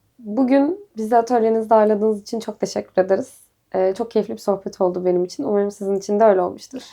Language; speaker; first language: Turkish; native; Turkish